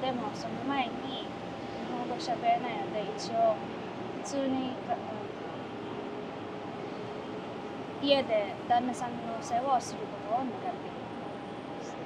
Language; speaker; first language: Japanese; non-native, fluent; Filipino